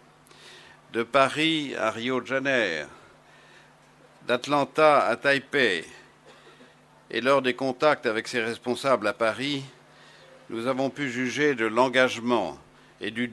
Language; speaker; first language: French; native; French